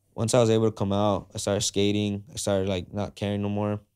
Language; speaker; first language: English; native; English